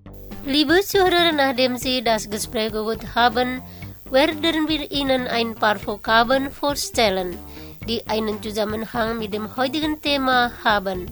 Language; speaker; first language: German; non-native, fluent; Indonesian